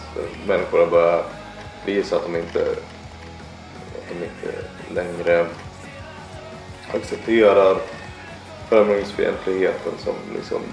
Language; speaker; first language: Swedish; native; Swedish